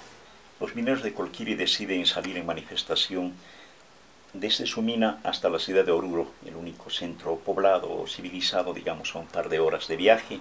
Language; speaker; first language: Spanish; native; Spanish